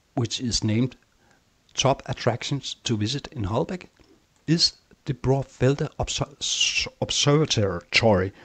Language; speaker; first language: English; non-native, fluent; Danish